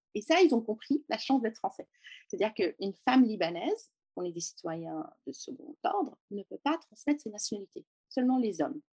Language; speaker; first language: French; native; French